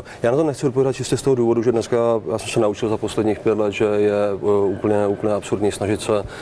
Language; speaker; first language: Czech; native; Czech